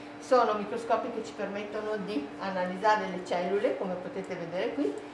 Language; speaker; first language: Italian; native; Italian